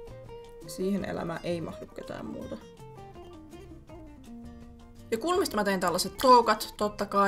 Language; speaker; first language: Finnish; native; Finnish